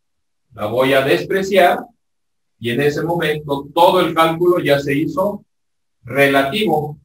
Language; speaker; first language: Spanish; native; Spanish